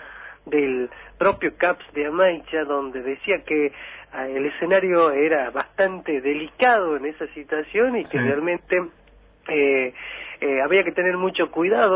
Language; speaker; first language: Spanish; native; Spanish